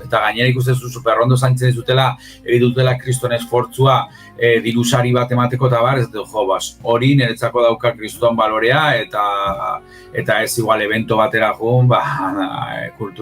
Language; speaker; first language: Basque; native; Basque